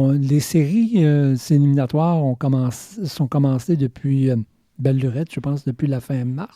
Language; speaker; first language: French; native; French